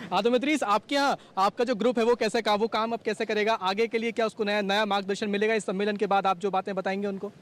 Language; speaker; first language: Hindi; native; Hindi